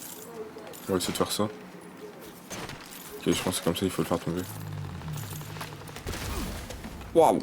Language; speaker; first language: French; native; French